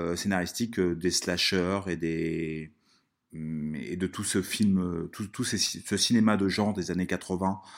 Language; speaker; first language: French; early bilingual, other home language; Italian